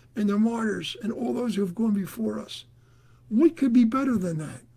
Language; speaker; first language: English; native; English